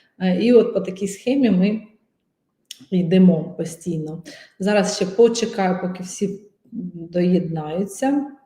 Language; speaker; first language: Ukrainian; non-native, local second language; Russian